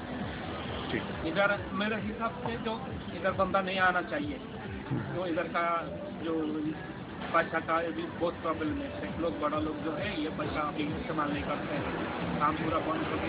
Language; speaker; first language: Hindi; non-native, learner; Bangla